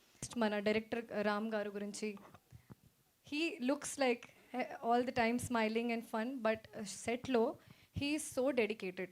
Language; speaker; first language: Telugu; non-native, fluent; Hindi